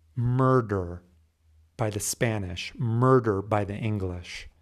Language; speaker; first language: English; native; English